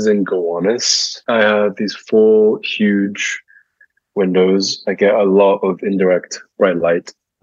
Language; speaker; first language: English; native; English